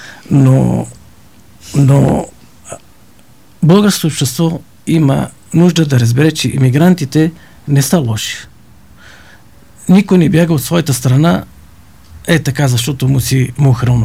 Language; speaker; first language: Bulgarian; non-native, fluent; Arabic